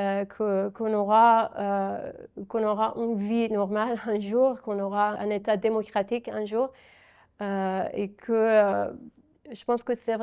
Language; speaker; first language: French; non-native, fluent; Persian